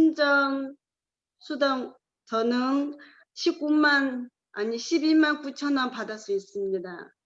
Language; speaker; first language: Korean; non-native, learner; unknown